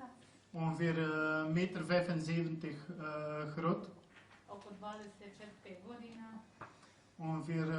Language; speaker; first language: Dutch; non-native, fluent; Croatian